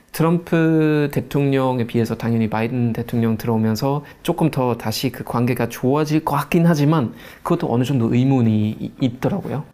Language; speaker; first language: Korean; non-native, fluent; German